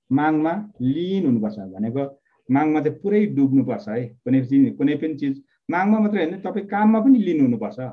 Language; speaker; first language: Nepali; native; Nepali